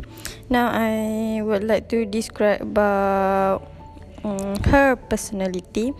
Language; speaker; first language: English; non-native, learner; Malay